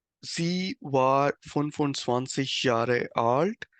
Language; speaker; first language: German; non-native, fluent; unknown